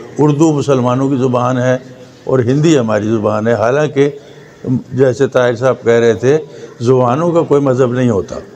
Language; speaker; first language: Urdu; native; Urdu